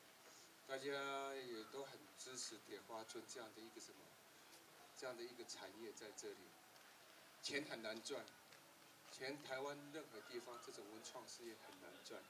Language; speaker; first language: Chinese; native; Chinese